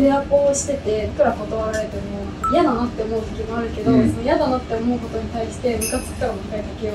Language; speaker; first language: Japanese; native; Japanese